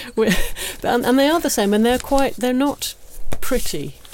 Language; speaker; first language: English; native; English